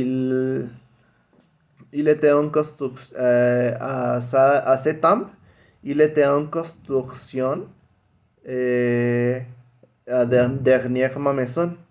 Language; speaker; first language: French; non-native, learner; Spanish